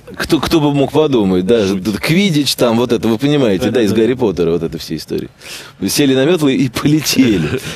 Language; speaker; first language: Russian; native; Russian